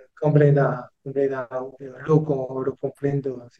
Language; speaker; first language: Spanish; non-native, learner; French